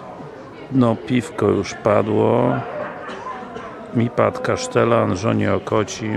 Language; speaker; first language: Polish; native; Polish